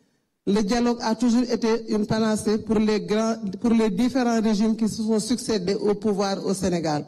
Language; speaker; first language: French; non-native, local second language; Wolof